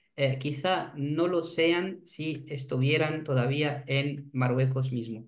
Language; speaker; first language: Spanish; non-native, fluent; Arabic